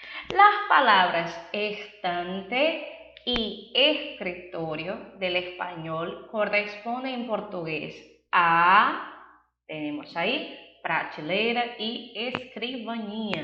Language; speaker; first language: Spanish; non-native, fluent; Portuguese